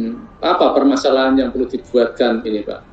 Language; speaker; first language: Indonesian; non-native, local second language; Javanese